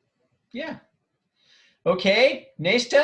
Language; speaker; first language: Danish; non-native, fluent; English